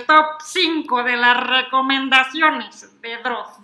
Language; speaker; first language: Spanish; native; Spanish